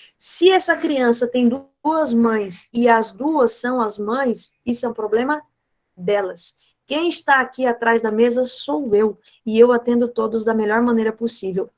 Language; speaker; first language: Portuguese; non-native, fluent; Spanish